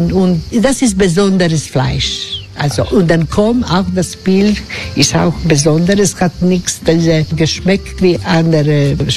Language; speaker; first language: German; non-native, learner; Croatian